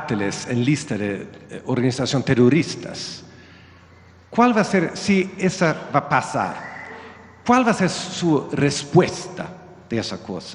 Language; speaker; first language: Spanish; non-native, learner; Swedish